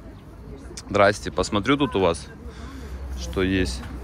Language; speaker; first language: Russian; native; Russian